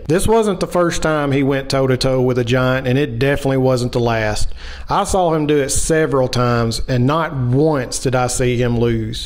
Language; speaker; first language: English; native; English